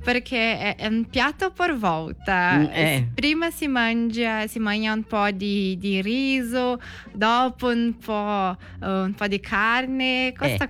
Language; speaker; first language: Italian; non-native, learner; Portuguese